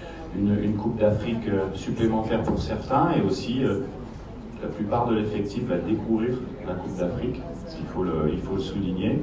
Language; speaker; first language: French; native; French